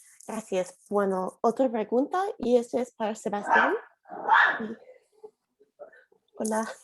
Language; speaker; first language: Spanish; non-native, learner; English